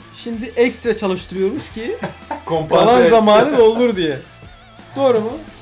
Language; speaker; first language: Turkish; native; Turkish